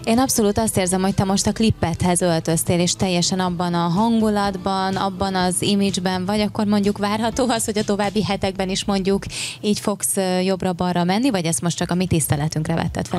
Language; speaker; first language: Hungarian; native; Hungarian